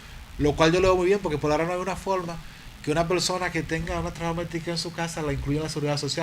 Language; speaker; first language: Spanish; native; Spanish